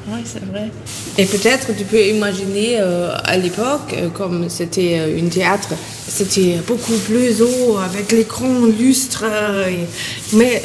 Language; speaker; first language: French; non-native, fluent; German